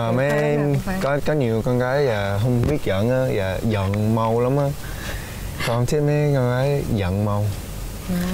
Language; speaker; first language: Vietnamese; early bilingual, heritage; English